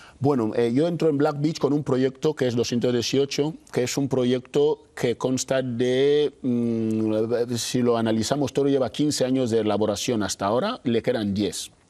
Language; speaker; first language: Spanish; non-native, local second language; Fang